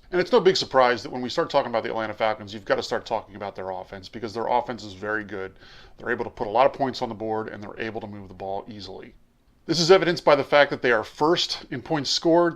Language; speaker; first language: English; native; English